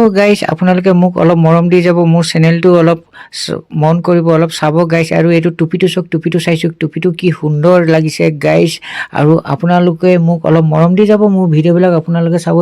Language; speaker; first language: Assamese; native; Assamese